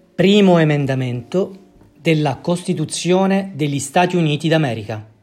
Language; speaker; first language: Italian; native; Italian